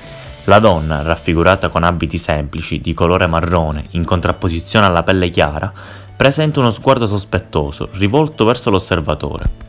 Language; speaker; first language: Italian; native; Italian